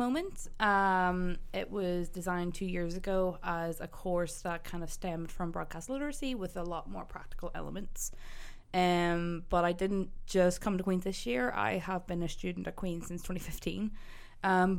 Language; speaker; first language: English; native; English